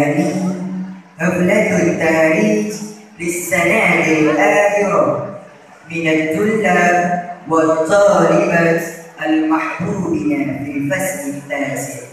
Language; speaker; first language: Arabic; non-native, learner; Madurese